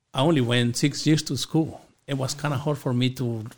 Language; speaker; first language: English; non-native, learner; Spanish